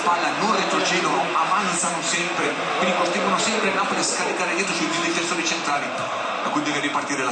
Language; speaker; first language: Italian; native; Italian